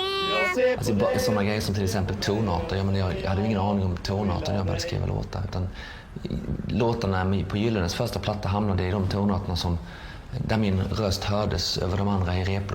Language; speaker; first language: Swedish; native; Swedish